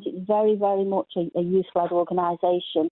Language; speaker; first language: English; native; English